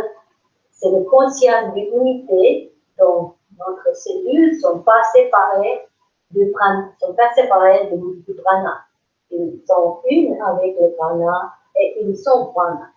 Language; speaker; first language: French; non-native, learner; English